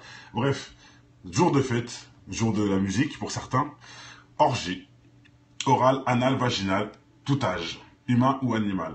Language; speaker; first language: French; native; French